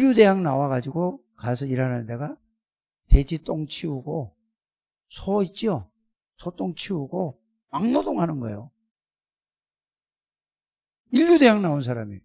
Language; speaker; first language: Korean; native; Korean